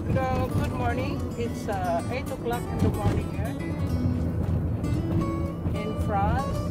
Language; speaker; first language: English; non-native, local second language; Filipino